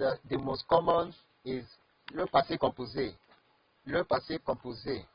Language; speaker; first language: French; non-native, fluent; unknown